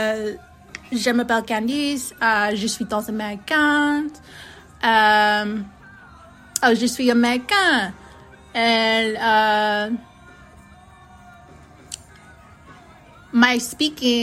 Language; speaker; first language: English; early bilingual, other home language; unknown